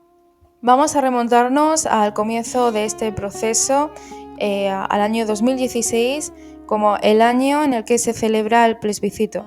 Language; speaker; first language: Spanish; native; Spanish